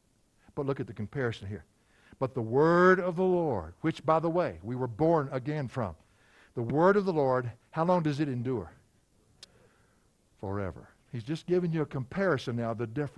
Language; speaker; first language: English; native; English